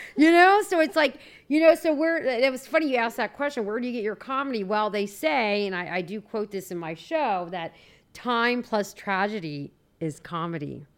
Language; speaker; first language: English; native; English